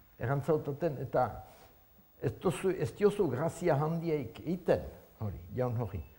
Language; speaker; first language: Basque; native; Basque